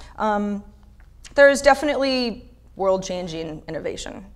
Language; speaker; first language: English; native; English